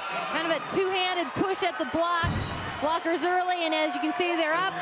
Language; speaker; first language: English; native; English